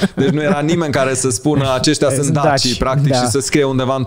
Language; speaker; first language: Romanian; native; Romanian